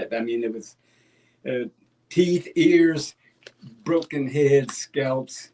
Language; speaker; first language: English; native; English